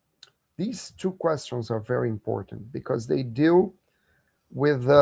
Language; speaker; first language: English; non-native, fluent; Portuguese